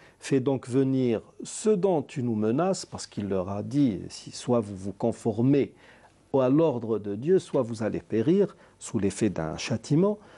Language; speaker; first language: French; non-native, local second language; Arabic